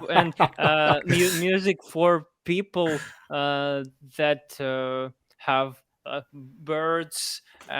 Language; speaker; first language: English; non-native, fluent; Russian